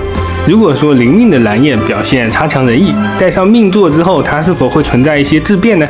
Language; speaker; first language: Chinese; native; Chinese